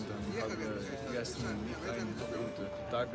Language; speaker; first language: German; non-native, learner; Dutch